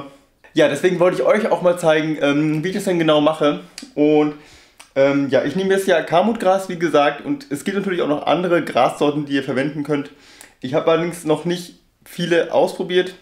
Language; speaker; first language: German; native; German